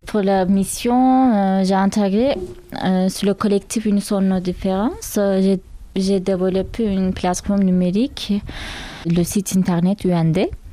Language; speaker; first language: French; non-native, learner; Turkish